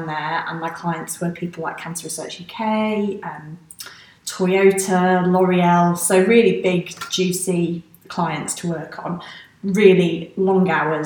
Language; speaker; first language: English; native; English